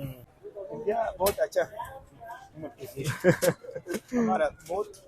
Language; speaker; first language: Hindi; non-native, learner; Pashto